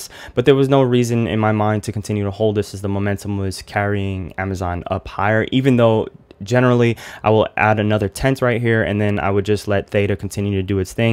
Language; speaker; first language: English; native; English